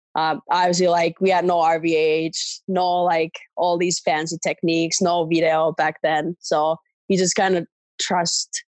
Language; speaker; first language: English; non-native, fluent; Finnish